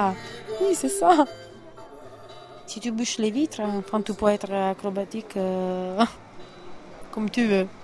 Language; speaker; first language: French; non-native, fluent; Italian